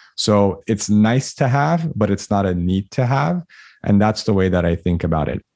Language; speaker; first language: English; early bilingual, other home language; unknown